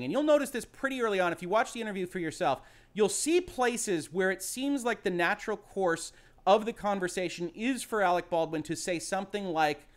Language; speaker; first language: English; native; English